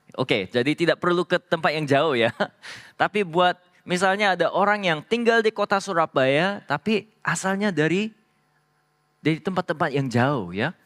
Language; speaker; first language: Indonesian; non-native, fluent; Korean